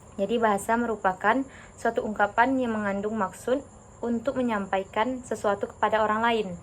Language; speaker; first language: Indonesian; non-native, local second language; Minangkabau